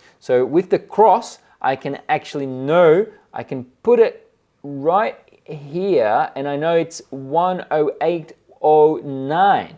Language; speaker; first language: English; non-native, fluent; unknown